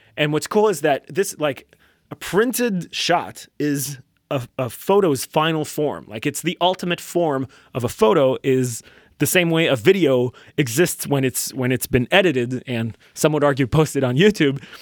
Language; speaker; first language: English; non-native, fluent; French